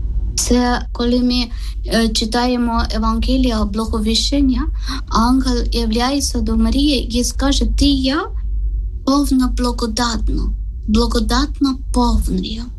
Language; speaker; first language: Ukrainian; non-native, learner; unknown